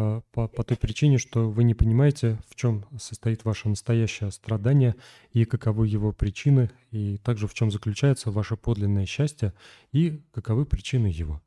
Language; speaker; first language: Russian; native; Russian